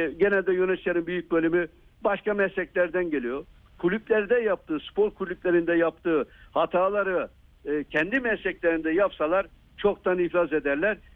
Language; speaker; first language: Turkish; native; Turkish